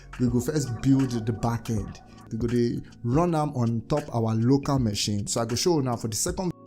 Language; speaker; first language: Nigerian Pidgin; native; Nigerian Pidgin